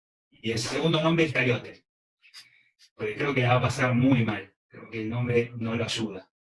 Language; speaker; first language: Spanish; early bilingual, other home language; Korean